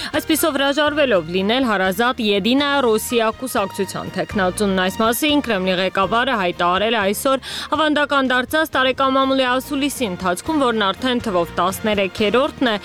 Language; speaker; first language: Armenian; native; Armenian